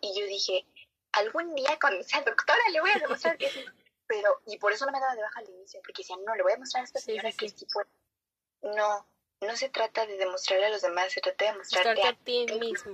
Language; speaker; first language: Spanish; native; Spanish